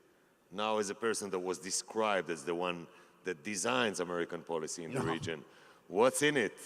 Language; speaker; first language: English; non-native, fluent; Hebrew